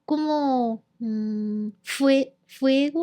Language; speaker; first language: Spanish; non-native, learner; Korean